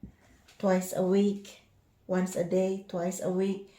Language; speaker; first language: English; non-native, fluent; Indonesian